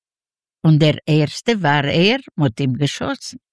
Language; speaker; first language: German; non-native, learner; Russian